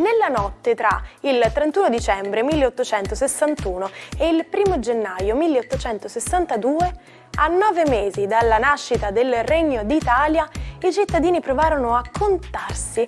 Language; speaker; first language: Italian; native; Italian